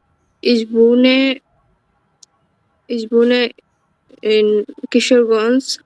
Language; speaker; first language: German; non-native, learner; Bangla